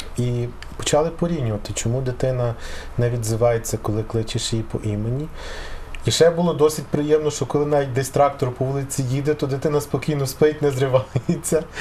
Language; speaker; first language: Ukrainian; native; Ukrainian